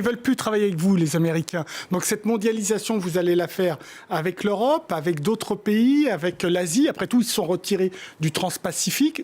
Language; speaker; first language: French; native; French